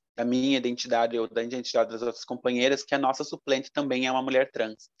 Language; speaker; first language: Portuguese; native; Portuguese